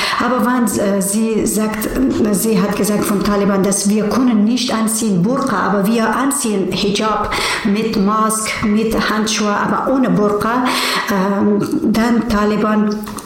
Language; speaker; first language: German; non-native, learner; Persian